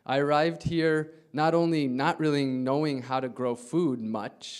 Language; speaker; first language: English; native; English